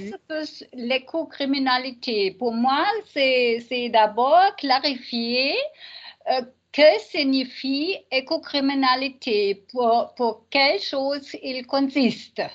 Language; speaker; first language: French; non-native, learner; German